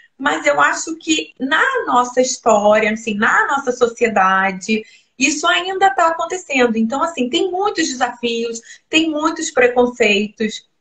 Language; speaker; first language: Portuguese; native; Portuguese